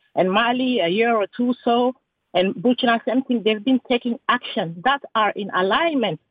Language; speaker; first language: English; non-native, fluent; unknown